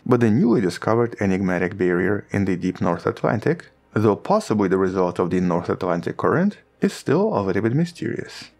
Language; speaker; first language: English; non-native, fluent; Russian